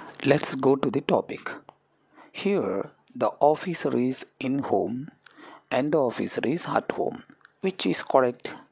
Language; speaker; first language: English; non-native, local second language; Telugu